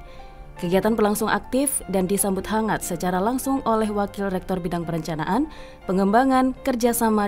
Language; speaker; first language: Indonesian; native; Indonesian